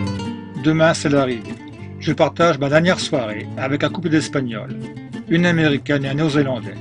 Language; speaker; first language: French; native; French